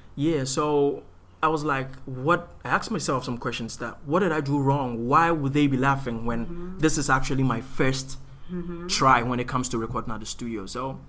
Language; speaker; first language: English; non-native, local second language; Akan